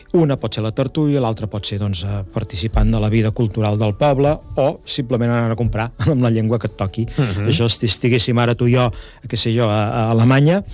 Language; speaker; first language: Catalan; native; Catalan